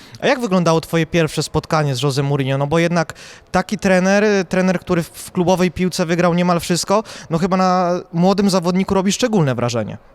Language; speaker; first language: Polish; native; Polish